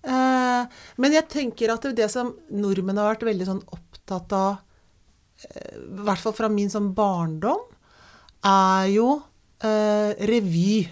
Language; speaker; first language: Norwegian; native; Norwegian